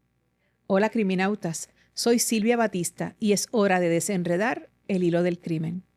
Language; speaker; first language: Spanish; native; Spanish